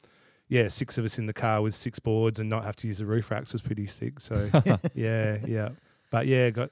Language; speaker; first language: English; native; English